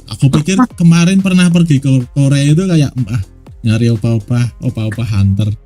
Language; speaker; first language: Indonesian; native; Indonesian